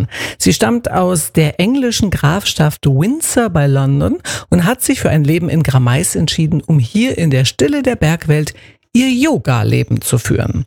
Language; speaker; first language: German; native; German